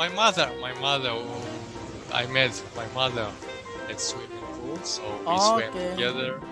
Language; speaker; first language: English; non-native, fluent; Russian